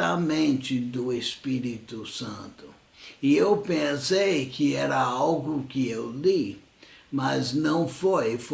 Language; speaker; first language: Portuguese; non-native, fluent; English